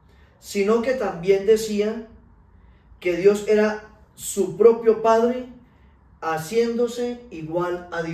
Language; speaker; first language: Spanish; native; Spanish